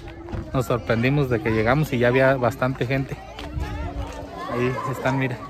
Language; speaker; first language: Spanish; native; Spanish